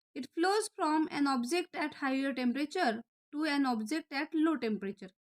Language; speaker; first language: English; non-native, local second language; Marathi